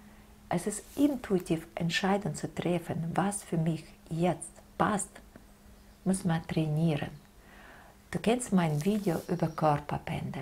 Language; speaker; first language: German; non-native, fluent; Russian